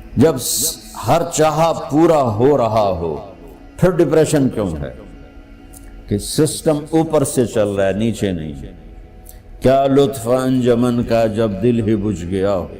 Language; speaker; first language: Urdu; non-native, local second language; Punjabi